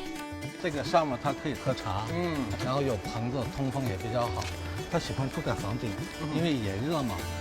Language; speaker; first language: Chinese; native; Chinese